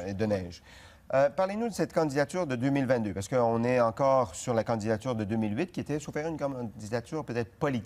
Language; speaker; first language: French; native; French